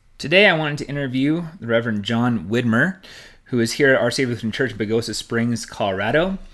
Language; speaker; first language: English; native; English